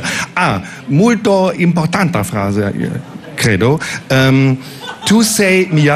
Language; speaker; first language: Italian; non-native, learner; German